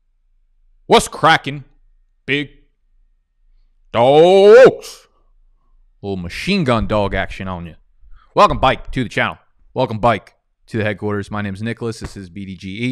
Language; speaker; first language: English; native; English